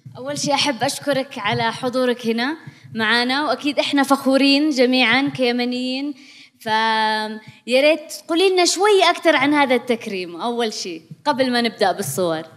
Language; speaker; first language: Arabic; native; Arabic